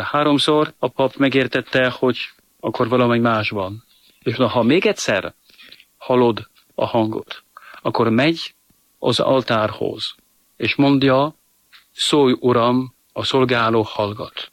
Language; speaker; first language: Hungarian; non-native, fluent; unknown